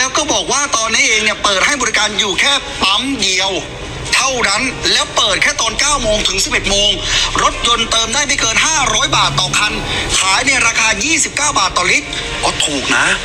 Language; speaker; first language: Thai; native; Thai